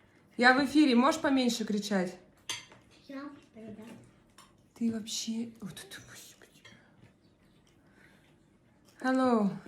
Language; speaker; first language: Russian; native; Russian